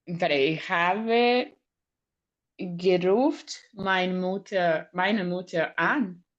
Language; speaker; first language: German; non-native, learner; Portuguese